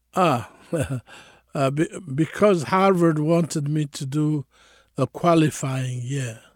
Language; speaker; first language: English; non-native, fluent; Tigrinya